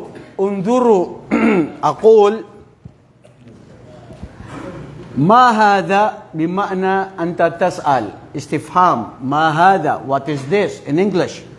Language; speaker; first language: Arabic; non-native, fluent; Filipino